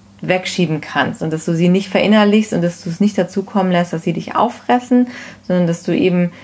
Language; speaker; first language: German; native; German